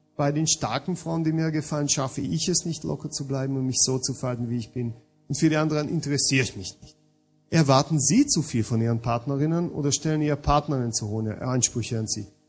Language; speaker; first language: German; non-native, fluent; Hungarian